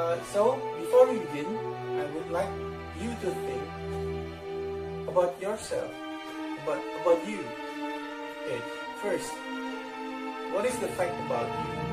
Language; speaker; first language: English; non-native, fluent; Indonesian